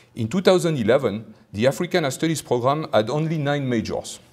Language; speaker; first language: English; non-native, fluent; French